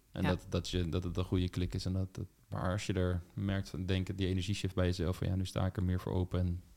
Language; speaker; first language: Dutch; native; Dutch